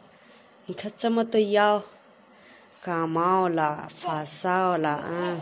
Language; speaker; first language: Chinese; non-native, learner; Nepali